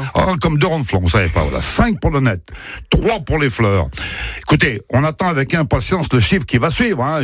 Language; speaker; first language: French; native; French